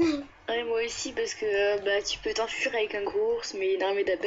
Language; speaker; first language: French; native; French